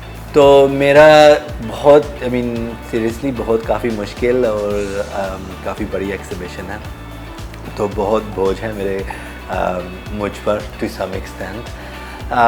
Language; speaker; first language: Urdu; early bilingual, heritage; Urdu